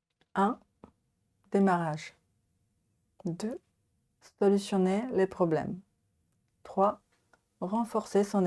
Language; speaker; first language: French; non-native, learner; Japanese